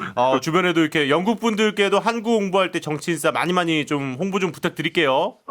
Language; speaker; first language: Korean; native; Korean